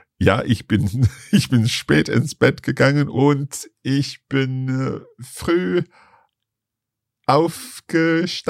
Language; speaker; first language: German; non-native, learner; English